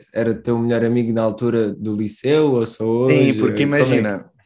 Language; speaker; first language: Portuguese; early bilingual, other home language; Romanian